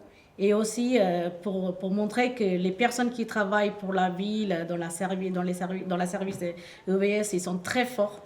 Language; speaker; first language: French; non-native, fluent; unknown